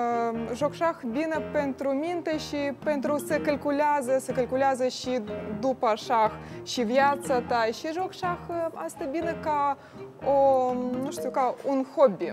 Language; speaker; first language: Romanian; non-native, learner; Russian